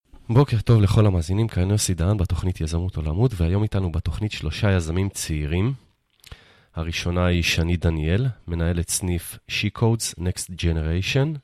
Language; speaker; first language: Hebrew; native; Hebrew